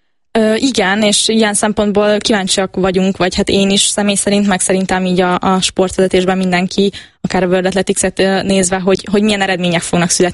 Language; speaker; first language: Hungarian; native; Hungarian